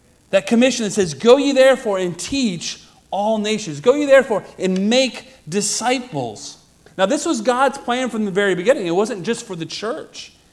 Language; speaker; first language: English; native; English